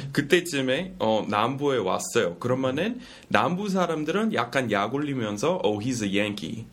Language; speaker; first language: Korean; non-native, fluent; English